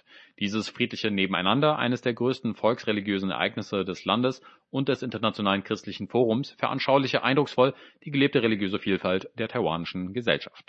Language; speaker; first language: German; native; German